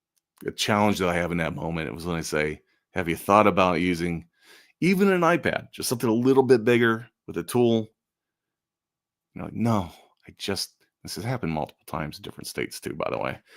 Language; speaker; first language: English; native; English